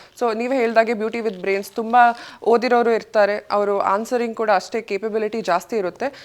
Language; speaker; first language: Kannada; native; Kannada